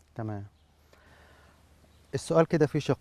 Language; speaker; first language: Arabic; native; Arabic